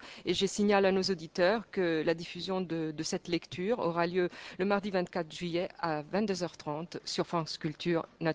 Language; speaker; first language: French; native; French